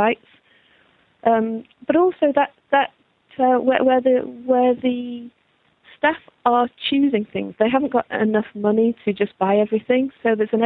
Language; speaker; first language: English; native; English